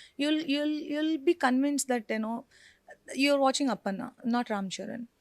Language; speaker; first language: English; non-native, local second language; Telugu